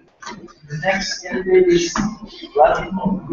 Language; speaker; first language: English; non-native, learner; Spanish